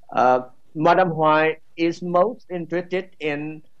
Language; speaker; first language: English; non-native, fluent; Vietnamese